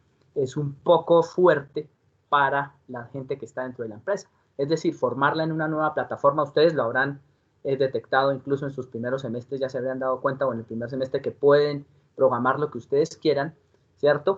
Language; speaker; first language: Spanish; native; Spanish